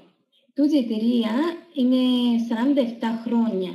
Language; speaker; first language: Greek; non-native, learner; Russian